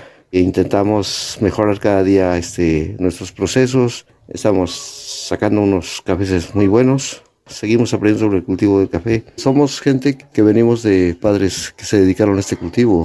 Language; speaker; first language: Spanish; native; Spanish